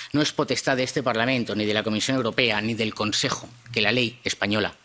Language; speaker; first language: Spanish; native; Spanish